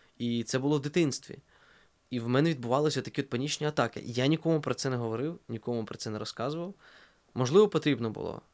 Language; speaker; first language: Ukrainian; native; Ukrainian